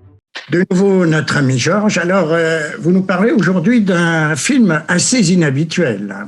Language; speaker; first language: French; native; French